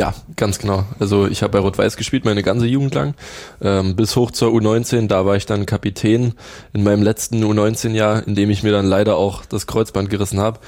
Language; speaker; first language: German; native; German